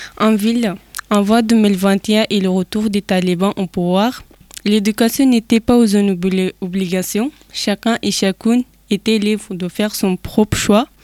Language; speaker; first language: French; non-native, learner; Persian